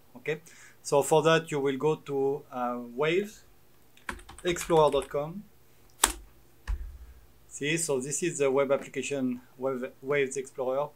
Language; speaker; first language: English; non-native, fluent; French